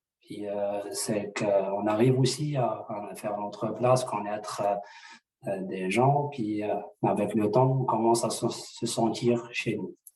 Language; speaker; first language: French; non-native, local second language; Arabic